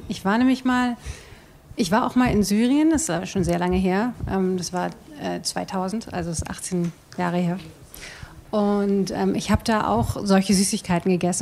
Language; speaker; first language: German; native; German